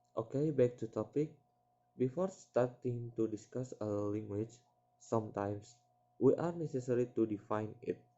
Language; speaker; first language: English; non-native, learner; Indonesian